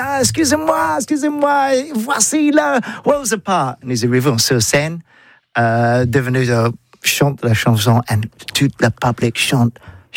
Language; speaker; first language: French; non-native, learner; English